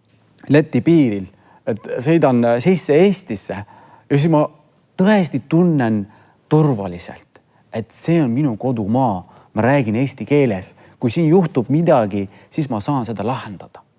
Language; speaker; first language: Estonian; non-native, fluent; Kurdish